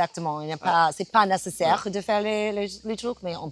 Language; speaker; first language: French; non-native, fluent; English